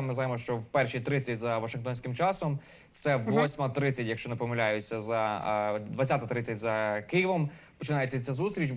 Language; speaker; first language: Ukrainian; native; Ukrainian